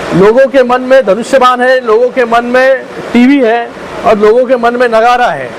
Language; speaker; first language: Hindi; non-native, local second language; Marathi